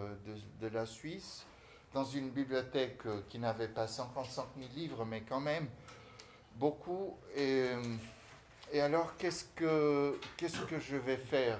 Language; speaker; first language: French; non-native, fluent; Portuguese